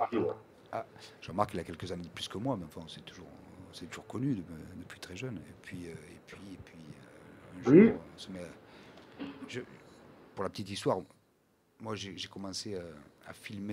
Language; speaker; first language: French; native; French